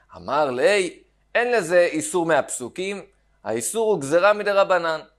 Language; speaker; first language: Hebrew; native; Hebrew